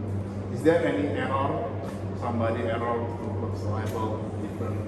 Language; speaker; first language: English; non-native, learner; Indonesian